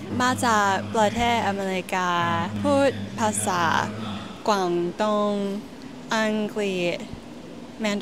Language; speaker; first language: Thai; non-native, learner; Cantonese